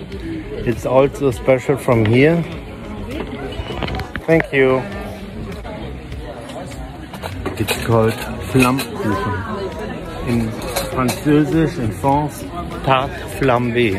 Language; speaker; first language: English; non-native, learner; German